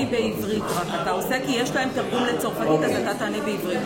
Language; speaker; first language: Hebrew; native; Hebrew